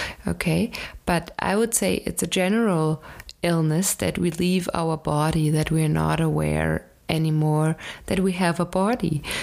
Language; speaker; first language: English; non-native, fluent; German